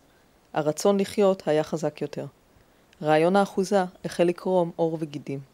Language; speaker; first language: Hebrew; native; Hebrew